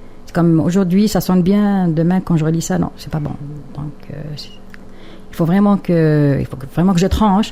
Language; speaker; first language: French; non-native, local second language; Arabic